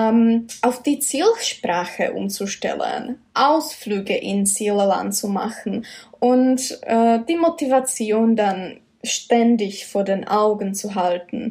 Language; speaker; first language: German; non-native, fluent; Czech